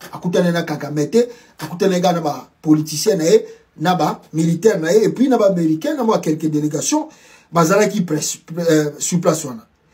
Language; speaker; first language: French; non-native, local second language; Lingala